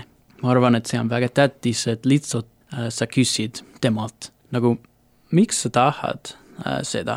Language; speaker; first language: Estonian; non-native, learner; English